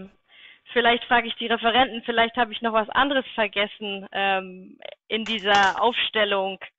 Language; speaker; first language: German; native; German